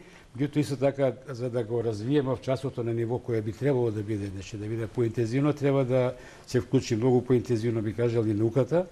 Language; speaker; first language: Macedonian; native; Macedonian